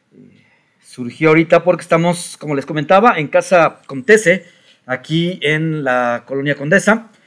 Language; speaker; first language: Spanish; native; Spanish